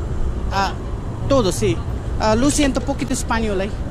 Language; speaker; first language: Spanish; non-native, learner; Nepali